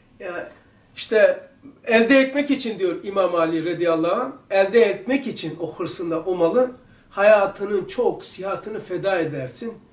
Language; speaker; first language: Turkish; native; Turkish